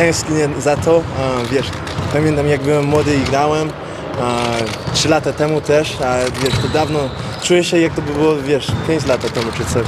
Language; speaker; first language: Polish; early bilingual, heritage; English